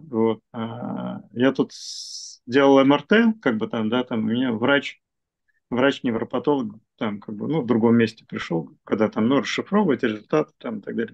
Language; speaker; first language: Russian; native; Russian